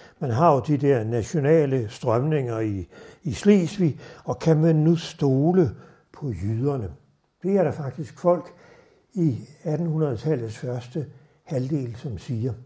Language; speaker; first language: Danish; native; Danish